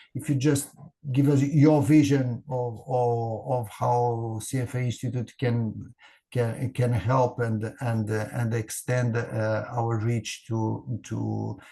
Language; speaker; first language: English; non-native, fluent; Portuguese